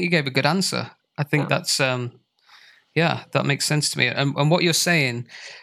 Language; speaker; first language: English; native; English